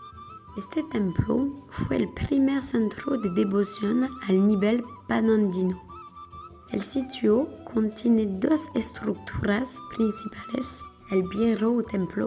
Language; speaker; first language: Spanish; non-native, learner; French